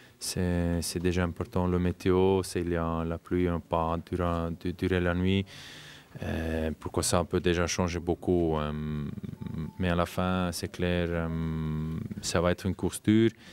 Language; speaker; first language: French; non-native, fluent; German